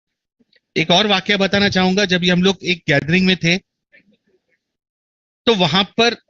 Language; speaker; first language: Hindi; native; Hindi